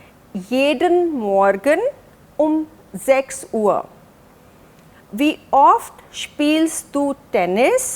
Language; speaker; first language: German; non-native, fluent; Hindi